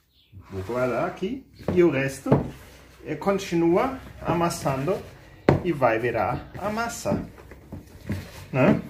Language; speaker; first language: Portuguese; non-native, fluent; German